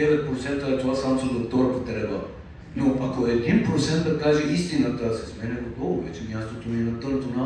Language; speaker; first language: Bulgarian; non-native, fluent; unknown